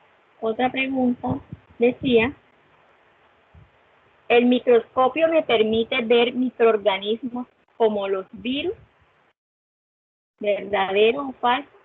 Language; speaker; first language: Spanish; native; Spanish